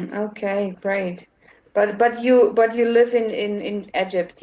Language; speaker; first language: English; non-native, fluent; German